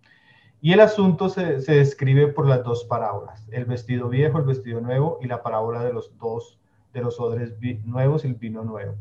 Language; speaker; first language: Spanish; native; Spanish